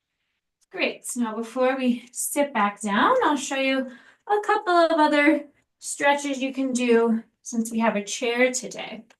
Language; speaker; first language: English; native; English